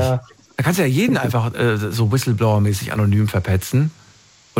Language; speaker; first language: German; native; German